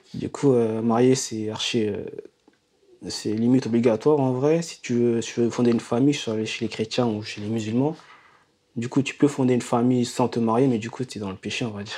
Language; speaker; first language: French; non-native, learner; Chinese